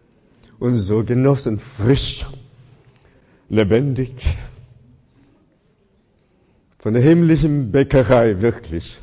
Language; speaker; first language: German; non-native, fluent; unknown